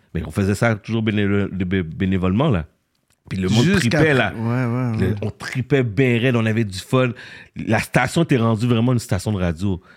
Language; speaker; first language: French; native; French